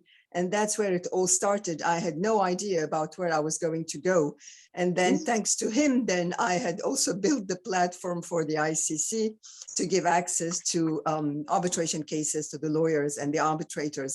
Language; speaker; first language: English; non-native, fluent; French